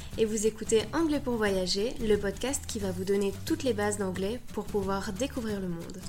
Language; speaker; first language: French; native; French